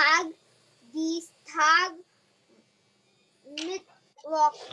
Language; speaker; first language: German; non-native, learner; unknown